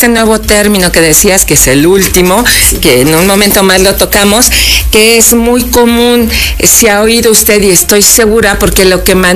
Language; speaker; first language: Spanish; native; Spanish